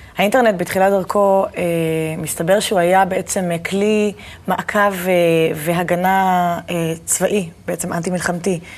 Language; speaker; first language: Hebrew; native; Hebrew